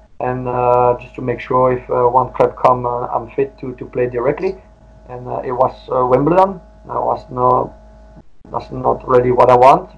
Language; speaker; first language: English; non-native, learner; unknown